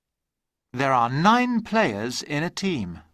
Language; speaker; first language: English; non-native, learner; Burmese